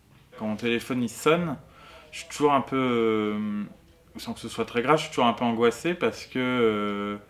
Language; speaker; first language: French; native; French